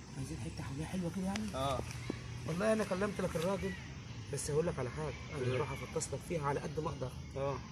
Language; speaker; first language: Arabic; native; Arabic